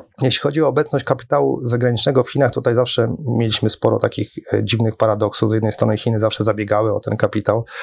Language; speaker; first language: Polish; native; Polish